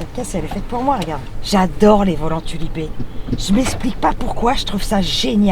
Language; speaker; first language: French; native; French